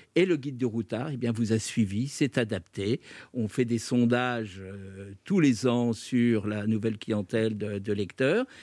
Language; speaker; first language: French; native; French